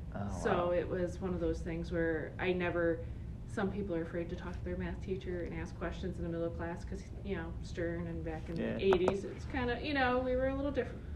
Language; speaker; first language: English; native; English